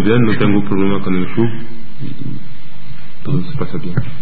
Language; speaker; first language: Spanish; non-native, learner; French